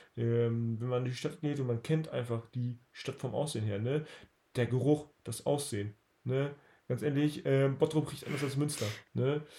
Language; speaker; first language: German; native; German